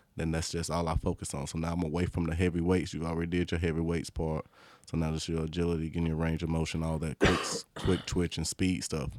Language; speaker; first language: English; native; English